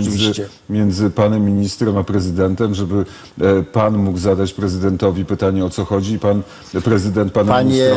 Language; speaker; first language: Polish; native; Polish